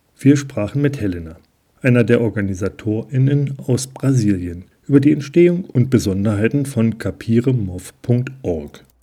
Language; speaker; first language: German; native; German